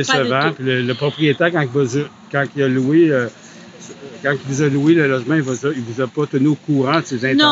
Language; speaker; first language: French; native; French